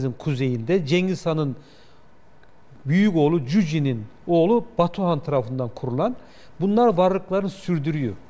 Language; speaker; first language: Turkish; native; Turkish